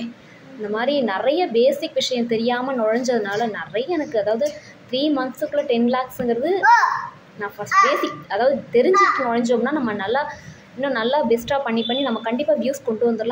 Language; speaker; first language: Tamil; native; Tamil